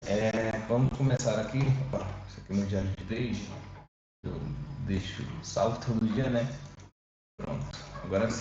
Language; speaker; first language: Portuguese; native; Portuguese